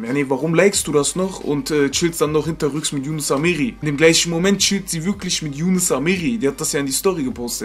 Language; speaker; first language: German; native; German